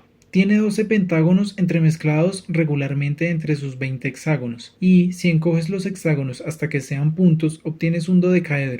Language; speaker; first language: Spanish; native; Spanish